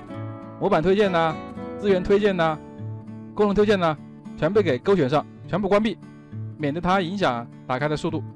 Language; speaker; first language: Chinese; native; Chinese